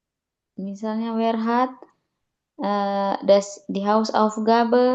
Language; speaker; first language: German; non-native, learner; Indonesian